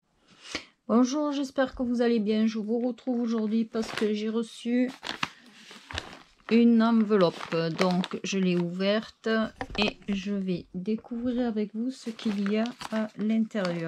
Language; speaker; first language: French; native; French